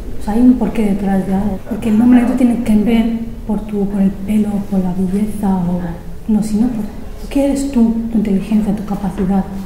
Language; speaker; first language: Spanish; early bilingual, other home language; Arabic